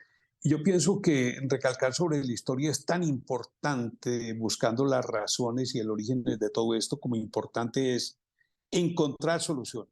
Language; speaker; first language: Spanish; native; Spanish